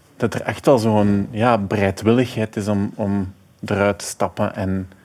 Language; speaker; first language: Dutch; native; Dutch